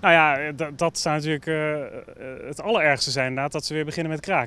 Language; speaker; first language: Dutch; native; Dutch